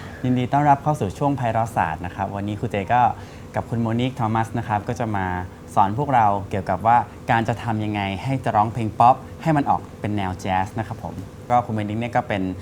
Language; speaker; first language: Thai; native; Thai